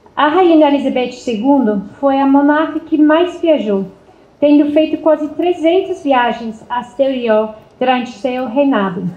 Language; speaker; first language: Portuguese; non-native, fluent; English